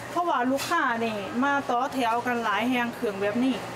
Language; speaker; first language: Korean; non-native, learner; Lao